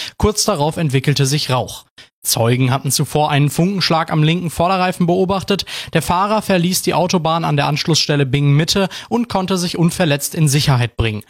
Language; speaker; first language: German; native; German